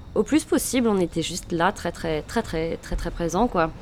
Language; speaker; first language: French; native; French